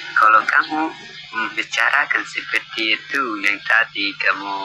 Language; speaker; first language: Indonesian; non-native, learner; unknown